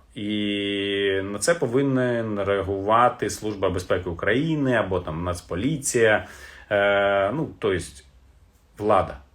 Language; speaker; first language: Ukrainian; non-native, local second language; Russian